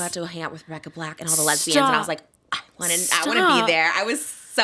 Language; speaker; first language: English; native; English